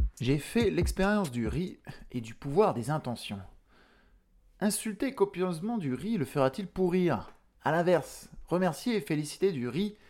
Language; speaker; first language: French; native; French